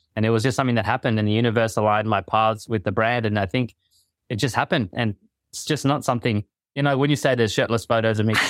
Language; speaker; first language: English; early bilingual, other home language; Filipino